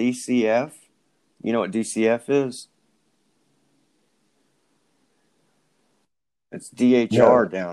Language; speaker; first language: English; native; English